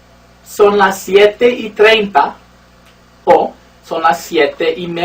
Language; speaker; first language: Spanish; non-native, fluent; English